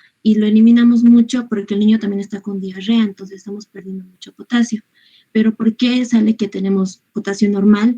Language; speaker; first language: Spanish; native; Spanish